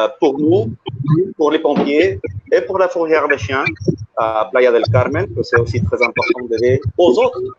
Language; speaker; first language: French; early bilingual, heritage; French